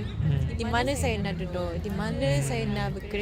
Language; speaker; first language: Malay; non-native, fluent; Japanese